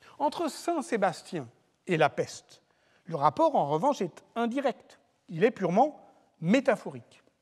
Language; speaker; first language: French; native; French